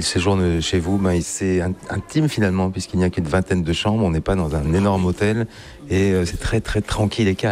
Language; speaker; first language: French; native; French